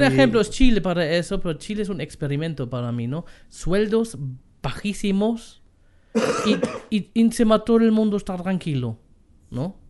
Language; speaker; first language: Spanish; non-native, fluent; German